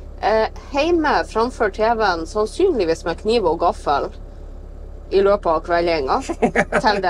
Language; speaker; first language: Norwegian; native; Norwegian